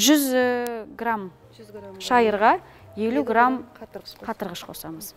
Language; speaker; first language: Kazakh; native; Kazakh